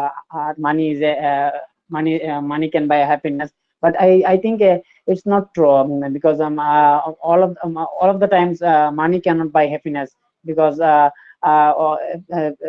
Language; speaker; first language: English; non-native, learner; Bangla